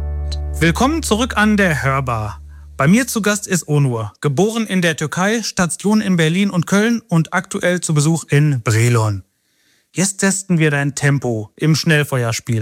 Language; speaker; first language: German; native; German